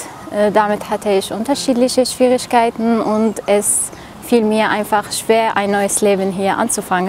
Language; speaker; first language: German; non-native, fluent; Arabic